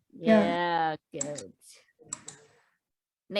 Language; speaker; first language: English; non-native, learner; Vietnamese